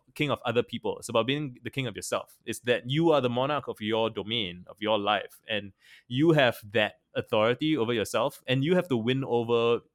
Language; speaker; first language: English; native; English